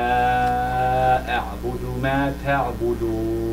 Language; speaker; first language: Arabic; non-native, learner; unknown